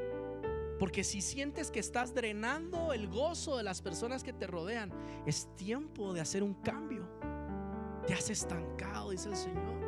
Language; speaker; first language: Spanish; native; Spanish